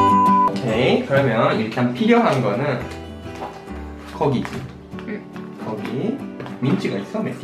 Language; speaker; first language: Korean; non-native, fluent; Japanese